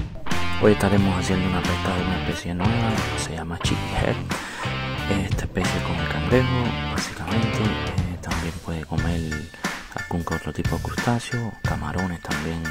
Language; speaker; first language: Spanish; native; Spanish